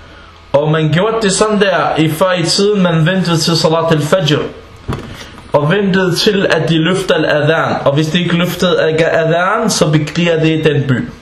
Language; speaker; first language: Danish; non-native, fluent; Arabic